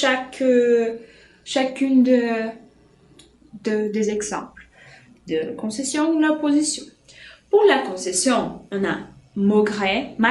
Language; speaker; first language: French; non-native, fluent; Portuguese